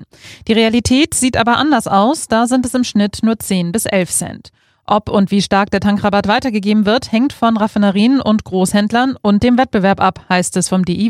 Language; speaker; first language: German; native; German